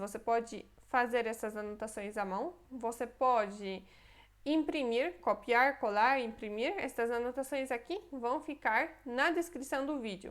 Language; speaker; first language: Portuguese; non-native, fluent; Polish